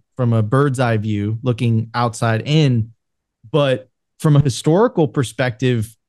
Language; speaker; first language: English; non-native, fluent; Spanish